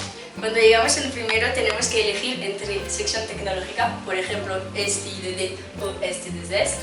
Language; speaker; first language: Spanish; non-native, learner; French